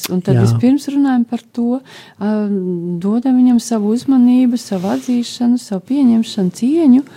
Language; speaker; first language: Latvian; native; Latvian